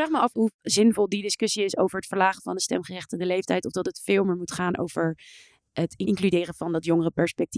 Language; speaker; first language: Dutch; native; Dutch